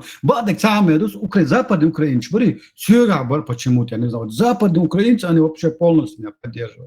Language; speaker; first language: Russian; non-native, local second language; Chechen